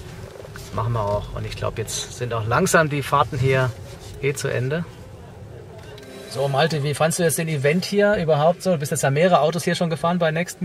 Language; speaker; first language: German; native; German